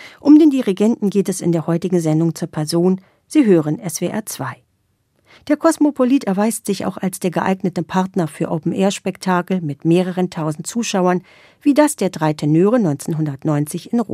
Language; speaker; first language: German; native; German